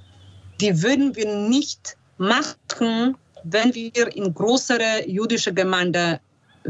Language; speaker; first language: German; non-native, fluent; Polish